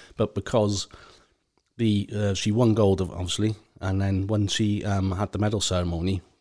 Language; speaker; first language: English; native; English